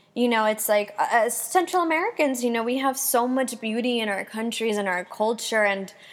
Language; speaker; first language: English; early bilingual, other home language; Spanish